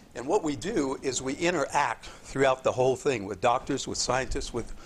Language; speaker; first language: English; native; English